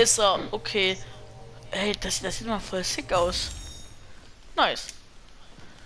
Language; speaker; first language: German; native; German